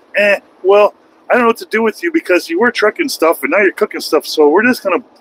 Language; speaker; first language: English; native; English